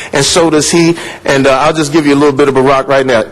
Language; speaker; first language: English; native; English